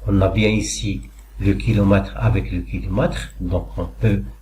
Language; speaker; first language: French; non-native, local second language; Arabic